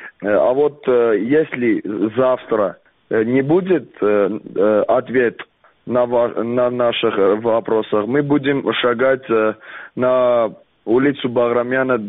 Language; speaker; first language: Russian; non-native, learner; Armenian